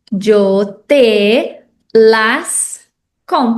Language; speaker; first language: Spanish; non-native, fluent; Portuguese